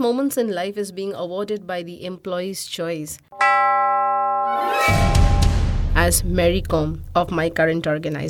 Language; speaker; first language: English; non-native, local second language; Bangla